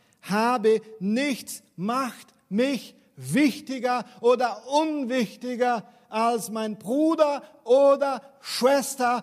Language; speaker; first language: German; non-native, fluent; Portuguese